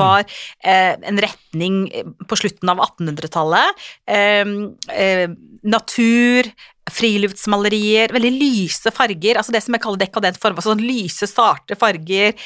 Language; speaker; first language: Norwegian; native; Norwegian